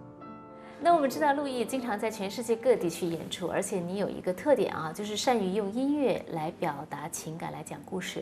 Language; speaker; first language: Chinese; native; Chinese